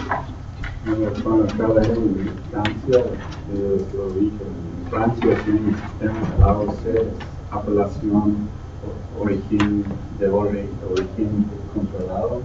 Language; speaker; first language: Spanish; non-native, learner; English